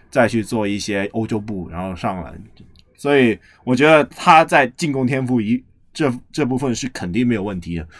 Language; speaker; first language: Chinese; native; Chinese